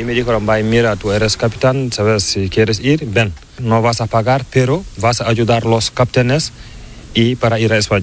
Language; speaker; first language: Spanish; non-native, learner; Fula